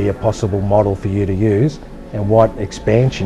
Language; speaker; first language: English; native; English